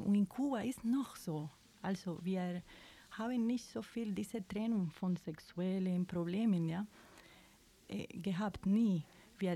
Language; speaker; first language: German; non-native, fluent; Spanish